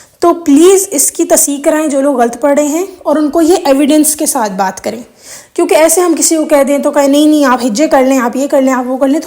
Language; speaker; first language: Urdu; native; Urdu